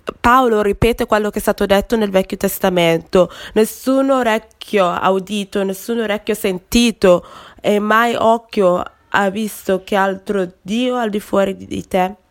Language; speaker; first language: Italian; non-native, fluent; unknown